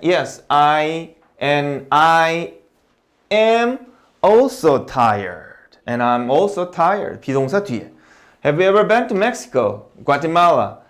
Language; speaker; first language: English; non-native, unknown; Korean